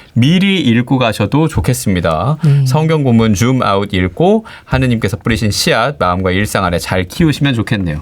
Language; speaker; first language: Korean; native; Korean